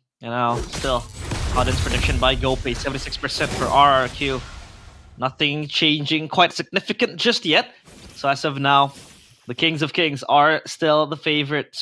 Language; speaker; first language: English; non-native, fluent; Indonesian